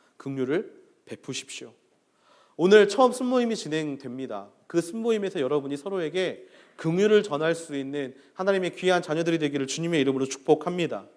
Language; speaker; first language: Korean; native; Korean